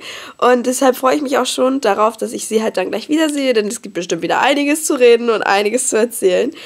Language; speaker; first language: German; native; German